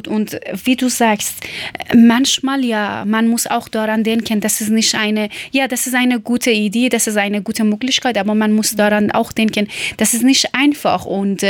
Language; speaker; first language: German; non-native, learner; Persian